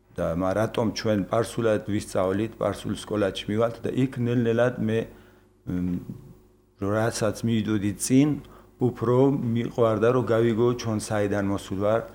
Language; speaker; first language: Georgian; early bilingual, heritage; Georgian